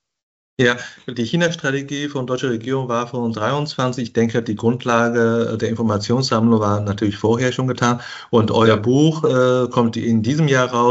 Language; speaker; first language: German; non-native, fluent; Chinese